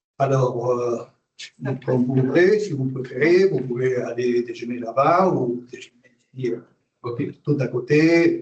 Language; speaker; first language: French; non-native, fluent; Spanish